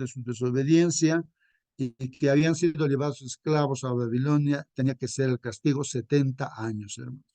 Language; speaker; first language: Spanish; native; Spanish